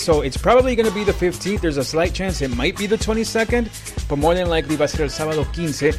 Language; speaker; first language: English; early bilingual, other home language; Spanish